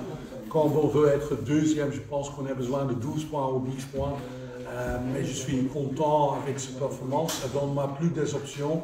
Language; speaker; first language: French; non-native, fluent; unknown